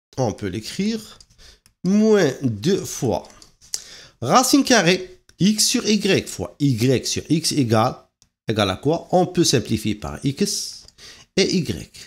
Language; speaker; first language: French; non-native, local second language; Arabic